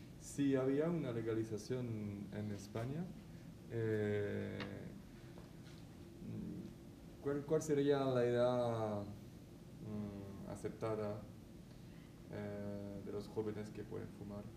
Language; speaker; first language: Spanish; non-native, learner; French